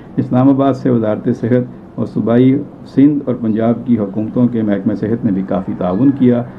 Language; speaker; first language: Urdu; native; Urdu